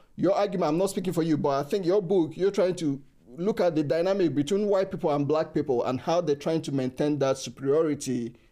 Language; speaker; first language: English; non-native, local second language; Igbo